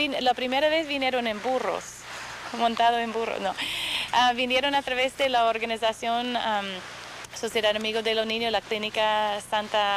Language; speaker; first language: Spanish; non-native, fluent; English